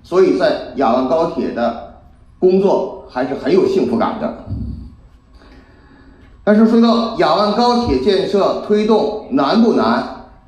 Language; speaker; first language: Chinese; native; Chinese